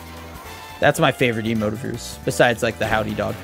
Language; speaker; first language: English; native; English